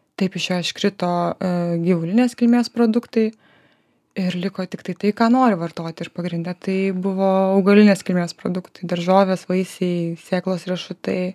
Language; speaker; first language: Lithuanian; native; Lithuanian